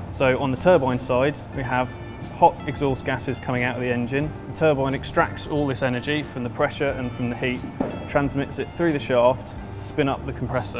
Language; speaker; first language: English; native; English